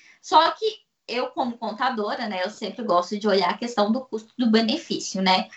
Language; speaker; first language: Portuguese; native; Portuguese